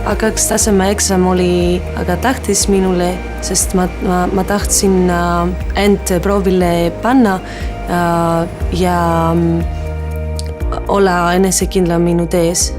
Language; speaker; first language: Estonian; non-native, learner; Greek